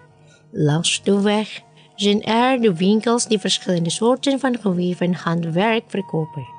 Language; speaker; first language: Dutch; non-native, fluent; Indonesian